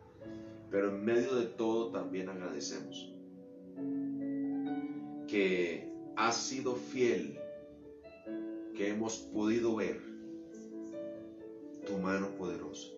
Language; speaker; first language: Spanish; native; Spanish